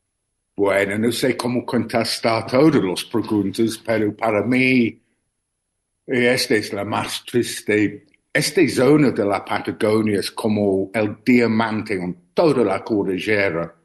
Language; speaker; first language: Spanish; non-native, learner; English